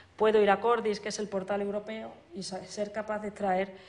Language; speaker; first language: Spanish; native; Spanish